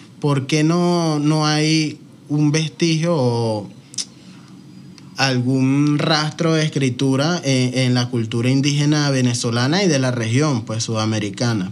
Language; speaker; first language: Spanish; native; Spanish